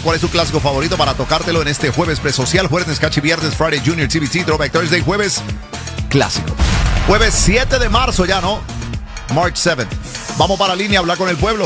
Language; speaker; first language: Spanish; early bilingual, heritage; Spanish